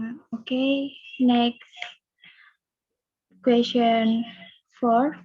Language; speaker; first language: English; non-native, learner; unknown